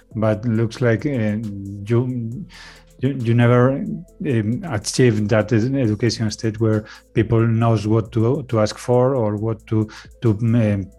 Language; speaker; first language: English; non-native, learner; Spanish